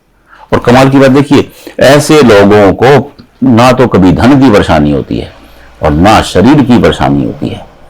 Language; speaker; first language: Hindi; native; Hindi